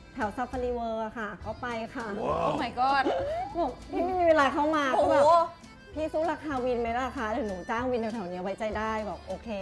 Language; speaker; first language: Thai; native; Thai